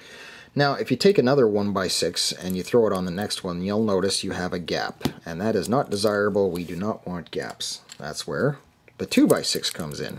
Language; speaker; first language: English; native; English